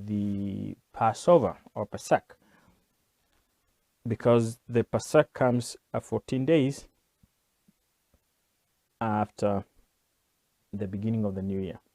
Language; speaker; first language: English; non-native, local second language; Kikuyu